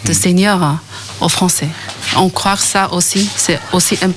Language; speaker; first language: French; non-native, fluent; Chinese